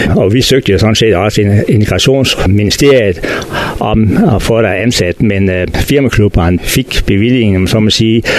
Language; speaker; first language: Danish; native; Danish